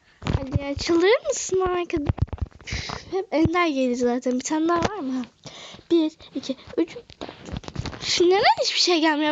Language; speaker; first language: Turkish; native; Turkish